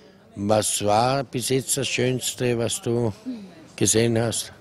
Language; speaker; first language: German; non-native, learner; Italian